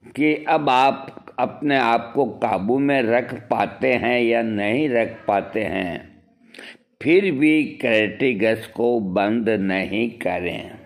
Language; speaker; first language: Hindi; native; Hindi